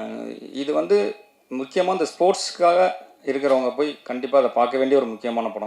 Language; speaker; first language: Tamil; native; Tamil